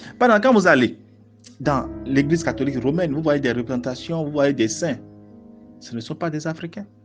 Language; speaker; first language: French; non-native, local second language; Fon